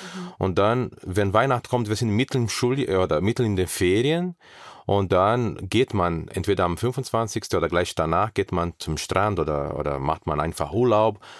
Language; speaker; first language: German; non-native, fluent; Portuguese